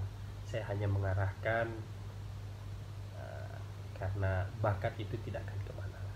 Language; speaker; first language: Indonesian; non-native, local second language; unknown